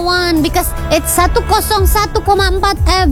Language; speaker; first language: English; non-native, learner; Indonesian